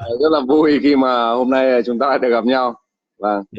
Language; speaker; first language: Vietnamese; native; Vietnamese